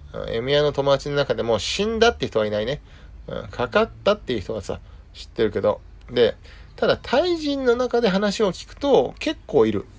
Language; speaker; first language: Japanese; native; Japanese